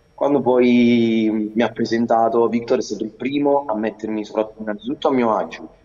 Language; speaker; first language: Italian; native; Italian